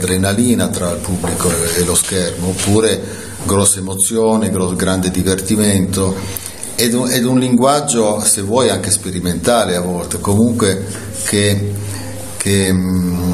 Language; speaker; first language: Italian; native; Italian